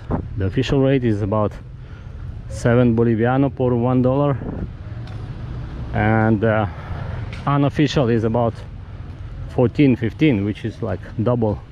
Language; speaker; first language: English; non-native, fluent; Russian